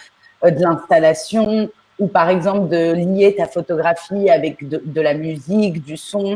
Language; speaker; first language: French; native; French